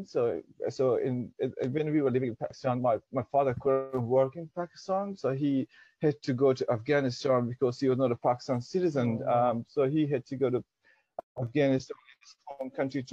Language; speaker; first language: English; non-native, local second language; Persian